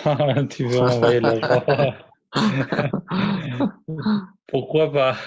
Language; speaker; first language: French; non-native, fluent; Albanian